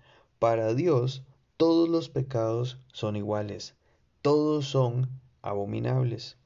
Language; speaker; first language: Spanish; native; Spanish